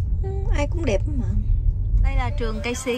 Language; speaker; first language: Vietnamese; native; Vietnamese